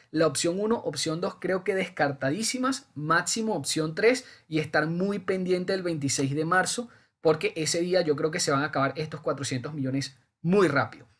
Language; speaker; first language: Spanish; native; Spanish